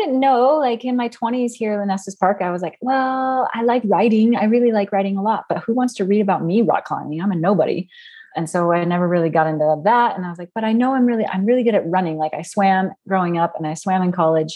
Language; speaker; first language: English; native; English